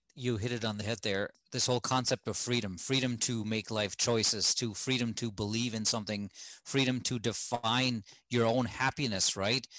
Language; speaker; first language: English; non-native, fluent; German